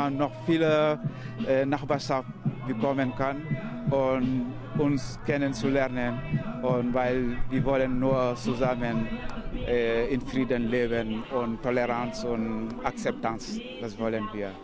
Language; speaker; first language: German; non-native, learner; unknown